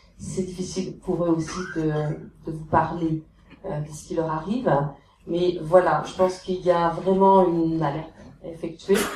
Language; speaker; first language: French; native; French